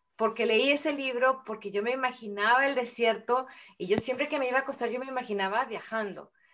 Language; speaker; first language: Spanish; native; Spanish